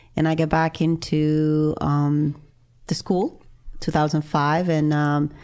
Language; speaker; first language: English; non-native, fluent; Spanish